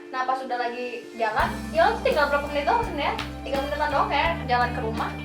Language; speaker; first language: Indonesian; native; Indonesian